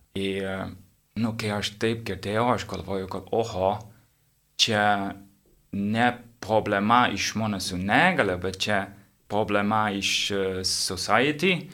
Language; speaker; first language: Lithuanian; non-native, learner; English